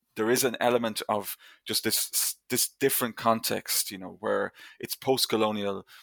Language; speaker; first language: English; native; English